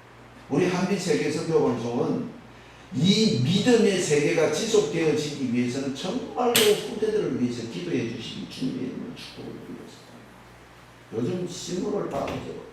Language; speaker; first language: Korean; native; Korean